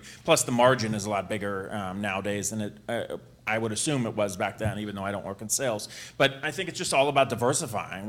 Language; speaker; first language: English; native; English